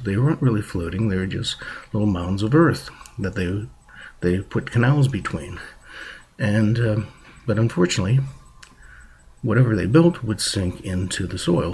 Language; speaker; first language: English; native; English